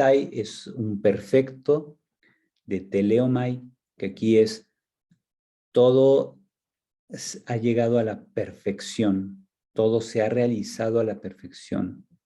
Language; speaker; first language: Spanish; native; Spanish